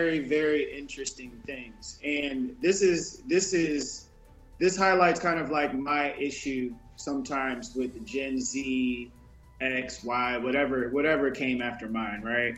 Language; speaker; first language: English; native; English